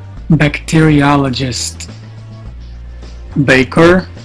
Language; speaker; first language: English; non-native, fluent; Portuguese